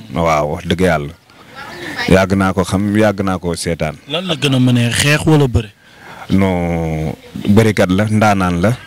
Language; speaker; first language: Wolof; non-native, local second language; Fula